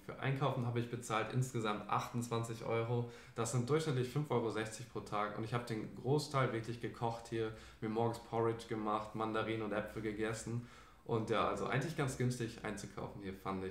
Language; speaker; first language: German; native; German